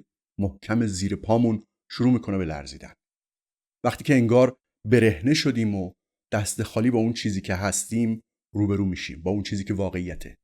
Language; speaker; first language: Persian; native; Persian